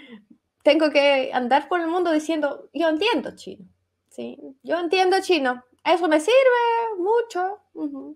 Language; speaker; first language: Spanish; non-native, fluent; Russian